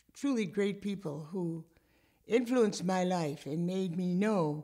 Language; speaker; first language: English; native; English